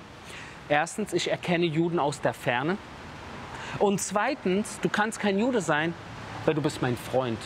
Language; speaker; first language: German; early bilingual, other home language; Persian